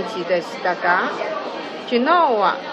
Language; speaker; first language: Japanese; non-native, learner; Chinese